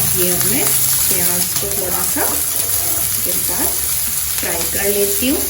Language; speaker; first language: Hindi; non-native, local second language; Bangla